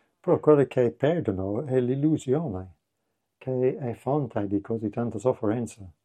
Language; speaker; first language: Italian; non-native, fluent; English